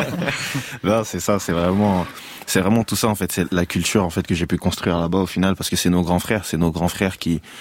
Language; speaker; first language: French; native; French